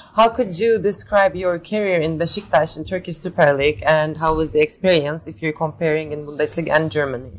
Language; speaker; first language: English; non-native, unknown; Turkish